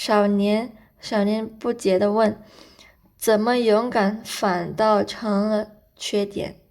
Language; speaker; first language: Chinese; non-native, fluent; Indonesian